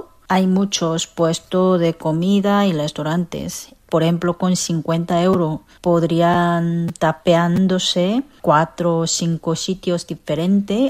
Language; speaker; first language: Spanish; non-native, fluent; Korean